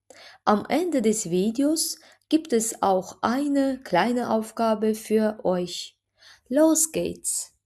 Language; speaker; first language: German; non-native, fluent; Azerbaijani